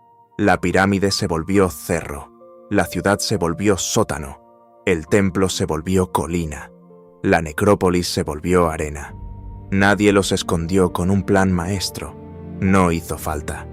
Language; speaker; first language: Spanish; native; Spanish